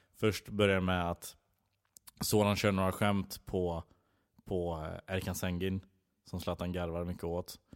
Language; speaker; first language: Swedish; native; Swedish